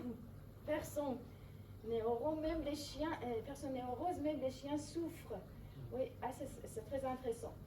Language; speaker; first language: French; non-native, fluent; Persian